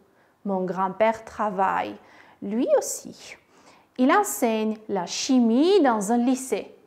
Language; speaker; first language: French; non-native, fluent; Armenian